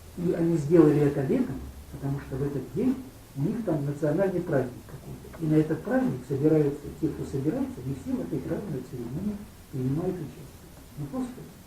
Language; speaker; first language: Russian; native; Russian